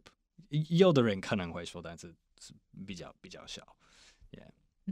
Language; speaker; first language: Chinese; non-native, fluent; English